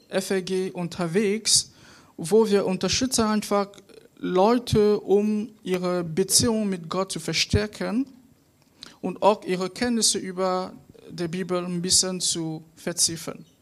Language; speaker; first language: German; non-native, fluent; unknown